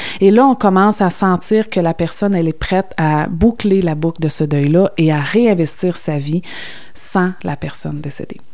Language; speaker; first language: French; native; French